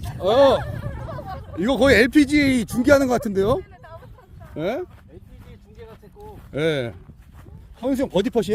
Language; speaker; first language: Korean; native; Korean